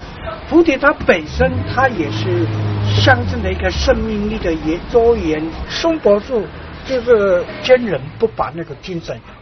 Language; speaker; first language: Chinese; native; Chinese